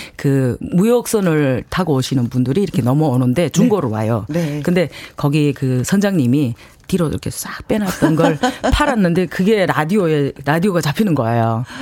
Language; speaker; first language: Korean; native; Korean